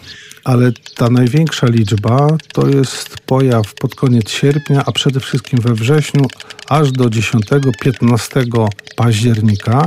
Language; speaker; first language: Polish; native; Polish